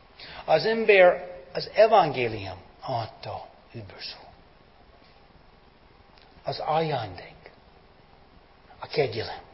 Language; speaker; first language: Hungarian; non-native, fluent; English